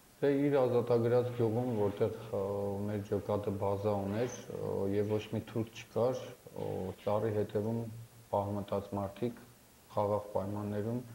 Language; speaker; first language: Armenian; native; Armenian